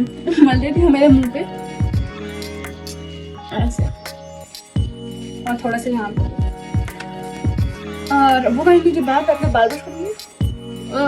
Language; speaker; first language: Hindi; early bilingual, heritage; Hindi